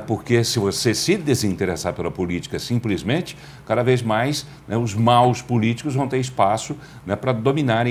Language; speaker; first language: Portuguese; native; Portuguese